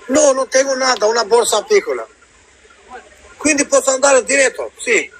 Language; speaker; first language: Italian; non-native, learner; Albanian